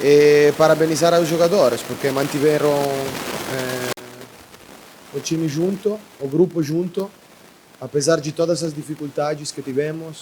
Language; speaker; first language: Portuguese; non-native, fluent; Italian